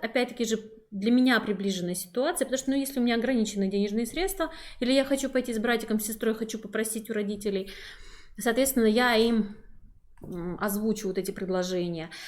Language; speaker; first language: Russian; native; Russian